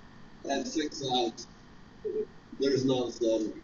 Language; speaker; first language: English; native; English